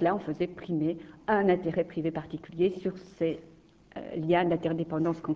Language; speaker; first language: French; native; French